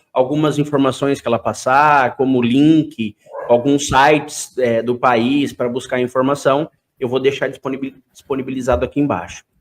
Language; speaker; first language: Portuguese; native; Portuguese